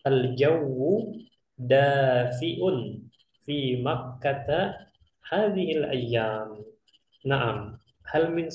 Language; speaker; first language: Arabic; non-native, fluent; Indonesian